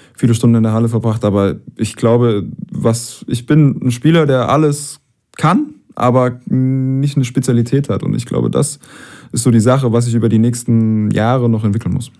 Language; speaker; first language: German; native; German